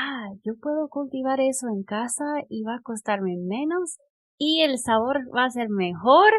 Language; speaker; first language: Spanish; non-native, fluent; English